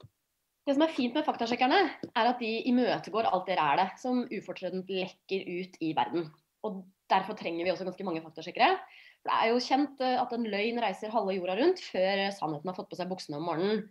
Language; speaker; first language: Norwegian; native; Norwegian